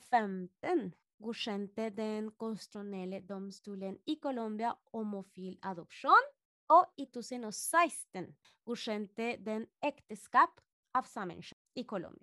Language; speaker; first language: Norwegian; non-native, fluent; Spanish